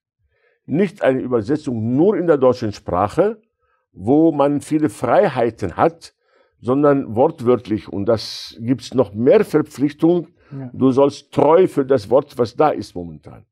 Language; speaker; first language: German; non-native, fluent; Arabic